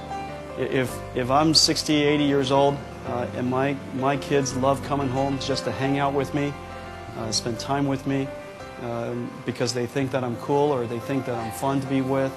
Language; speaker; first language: English; early bilingual, other home language; Chinese